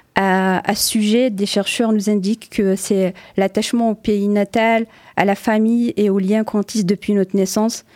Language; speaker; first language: French; non-native, local second language; Arabic